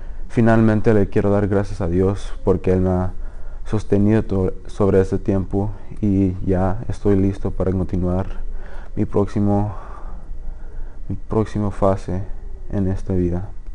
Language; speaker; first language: Spanish; early bilingual, heritage; Spanish